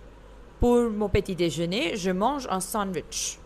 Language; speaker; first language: French; non-native, fluent; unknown